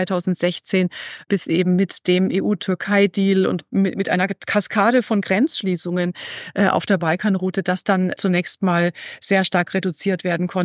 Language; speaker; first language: German; native; German